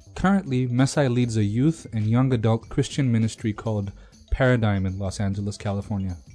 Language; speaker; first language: English; non-native, fluent; Amharic